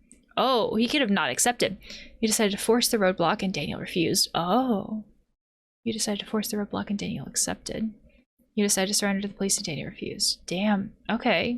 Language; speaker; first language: English; native; English